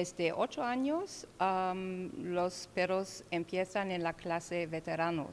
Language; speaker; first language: Spanish; non-native, learner; German